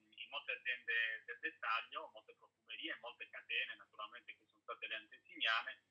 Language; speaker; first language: Italian; native; Italian